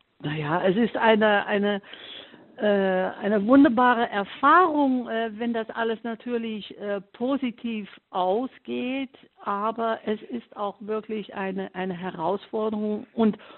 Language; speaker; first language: German; non-native, fluent; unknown